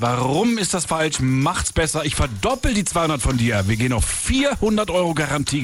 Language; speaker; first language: German; native; German